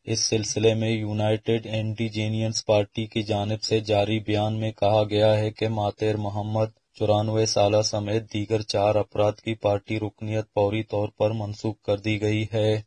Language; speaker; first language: Urdu; non-native, local second language; Baluchi